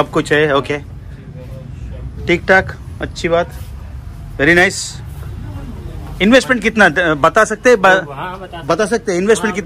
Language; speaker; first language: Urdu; non-native, local second language; Telugu